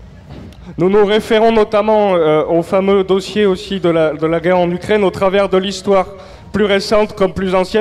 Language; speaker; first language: French; native; French